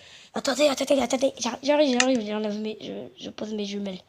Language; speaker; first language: French; native; French